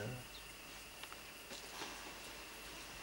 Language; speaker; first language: English; non-native, learner; French